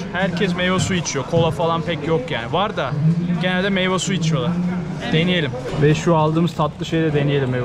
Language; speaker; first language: Turkish; native; Turkish